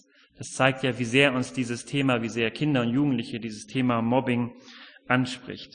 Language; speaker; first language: German; native; German